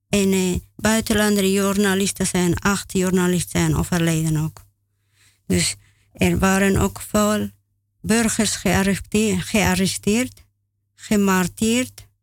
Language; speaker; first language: Dutch; non-native, learner; Spanish